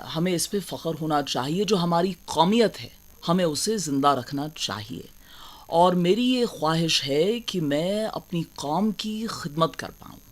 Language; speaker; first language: Urdu; non-native, local second language; Kashmiri